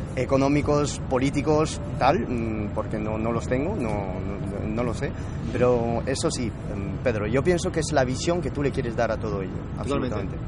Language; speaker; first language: Spanish; non-native, fluent; French